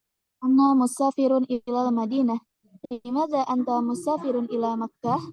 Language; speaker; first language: Arabic; non-native, learner; Indonesian